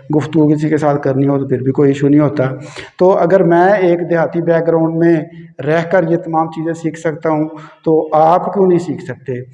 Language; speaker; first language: Urdu; non-native, local second language; Punjabi